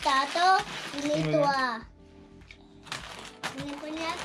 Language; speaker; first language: Indonesian; early bilingual, heritage; Indonesian